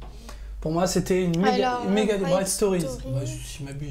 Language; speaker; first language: French; native; French